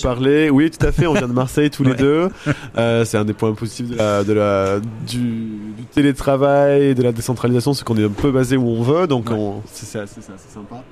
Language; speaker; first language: French; native; French